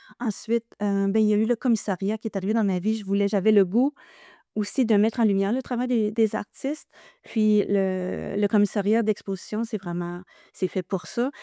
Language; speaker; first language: French; native; French